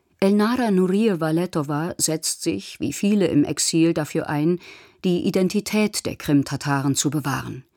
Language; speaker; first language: German; native; German